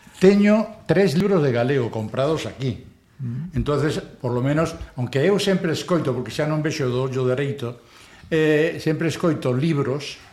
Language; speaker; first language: Galician; non-native, local second language; Spanish